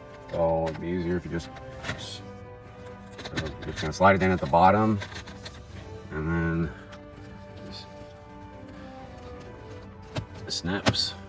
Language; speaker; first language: English; native; English